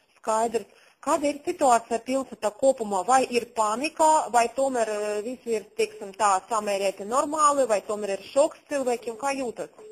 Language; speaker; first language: Latvian; non-native, local second language; Russian